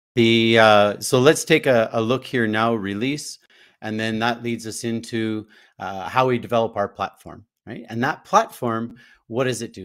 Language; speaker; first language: English; native; English